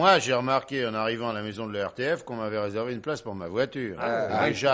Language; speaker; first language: French; native; French